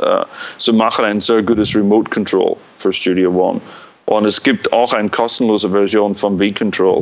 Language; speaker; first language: German; non-native, fluent; English